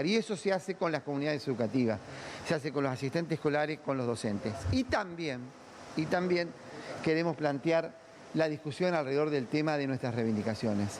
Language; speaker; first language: Spanish; native; Spanish